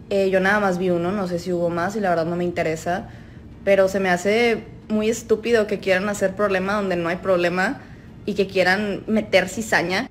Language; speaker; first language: Spanish; native; Spanish